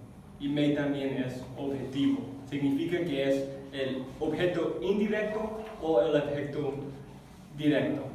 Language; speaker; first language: Spanish; non-native, fluent; English